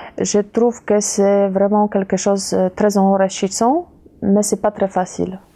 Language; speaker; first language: French; non-native, fluent; Polish